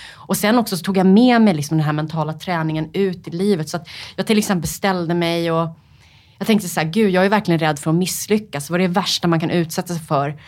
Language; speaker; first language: Swedish; native; Swedish